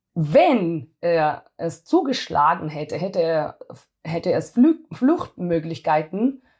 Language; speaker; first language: German; non-native, fluent; Hebrew